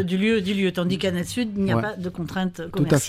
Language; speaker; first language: French; native; French